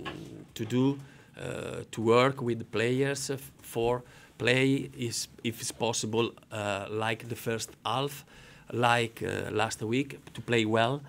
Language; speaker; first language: English; non-native, learner; Italian